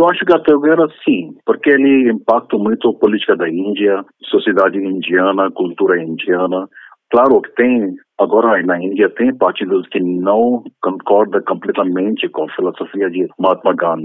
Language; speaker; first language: Portuguese; non-native, fluent; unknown